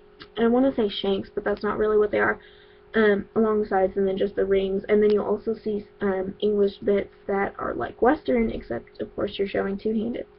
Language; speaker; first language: English; native; English